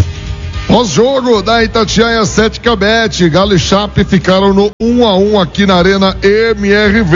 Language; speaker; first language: Portuguese; native; Portuguese